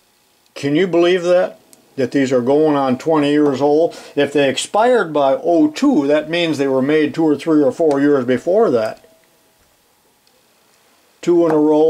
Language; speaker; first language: English; native; English